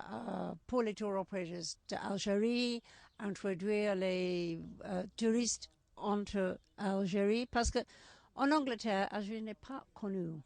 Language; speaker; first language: French; non-native, learner; English